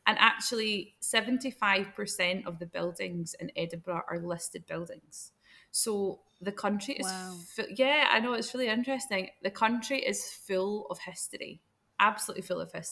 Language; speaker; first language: English; native; English